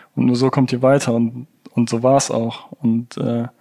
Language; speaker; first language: German; native; German